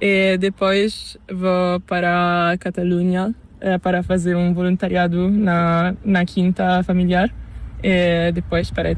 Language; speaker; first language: Spanish; non-native, learner; Italian